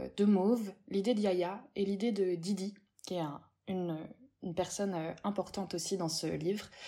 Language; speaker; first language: French; native; French